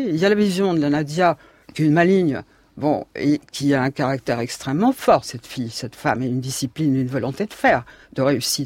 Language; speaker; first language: French; native; French